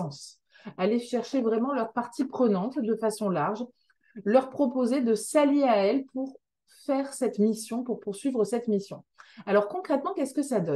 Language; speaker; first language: French; native; French